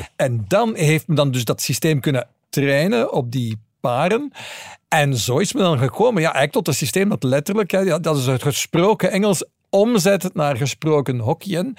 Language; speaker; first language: Dutch; native; Dutch